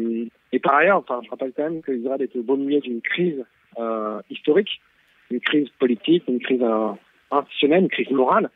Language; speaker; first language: French; native; French